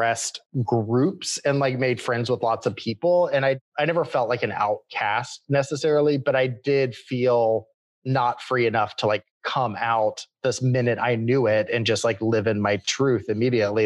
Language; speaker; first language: English; native; English